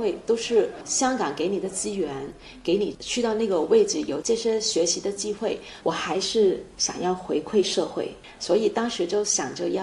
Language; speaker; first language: Chinese; non-native, fluent; Cantonese